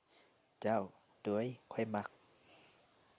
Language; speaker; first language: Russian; non-native, learner; Lao